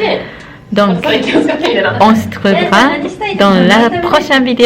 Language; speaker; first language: French; non-native, learner; Japanese